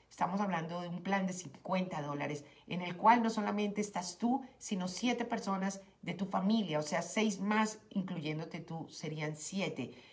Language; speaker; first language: Spanish; native; Spanish